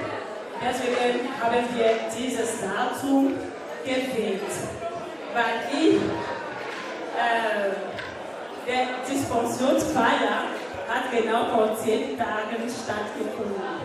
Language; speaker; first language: German; non-native, learner; French